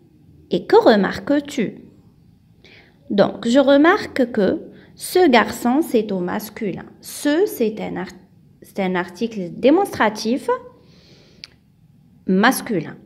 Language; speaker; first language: French; non-native, local second language; Arabic